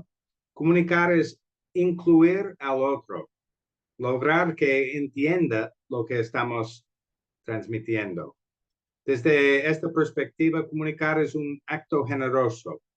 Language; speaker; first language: Spanish; non-native, fluent; English